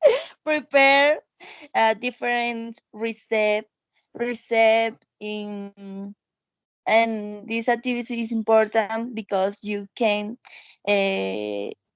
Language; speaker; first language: English; non-native, learner; Spanish